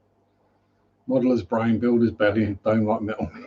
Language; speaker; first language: English; native; English